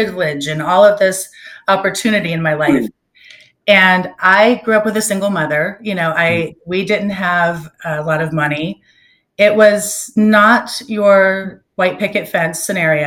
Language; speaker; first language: English; native; English